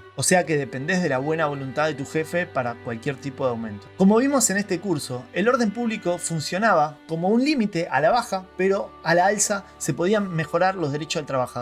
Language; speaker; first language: Spanish; native; Spanish